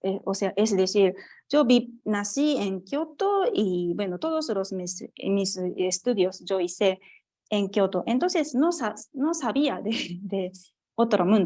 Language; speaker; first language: Spanish; non-native, fluent; Japanese